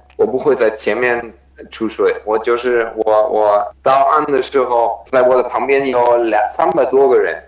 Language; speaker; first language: Chinese; non-native, fluent; German